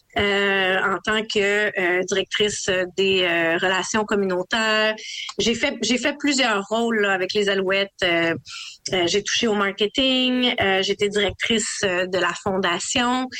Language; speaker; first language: French; native; French